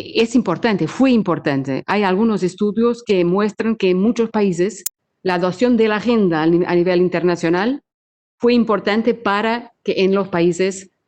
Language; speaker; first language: Spanish; non-native, fluent; Portuguese